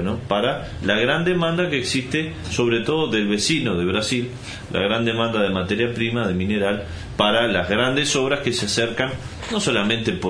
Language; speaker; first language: Spanish; native; Spanish